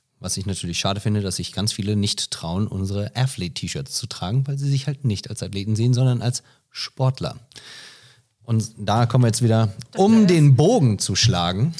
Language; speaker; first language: German; non-native, fluent; English